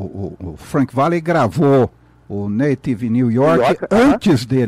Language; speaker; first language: Portuguese; native; Portuguese